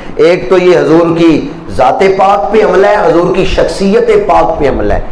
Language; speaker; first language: Urdu; non-native, local second language; Punjabi